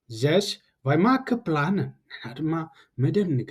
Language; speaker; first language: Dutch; non-native, learner; Tigrinya